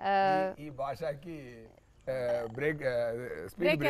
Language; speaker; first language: Telugu; non-native, learner; Tamil